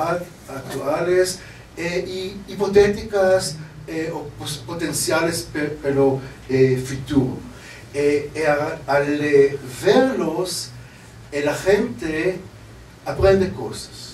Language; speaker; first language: Spanish; non-native, learner; Hebrew